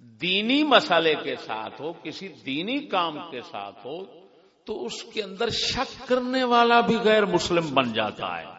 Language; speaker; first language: Urdu; non-native, local second language; Punjabi